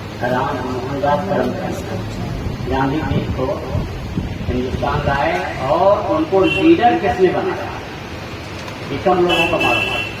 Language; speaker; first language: Urdu; native; Urdu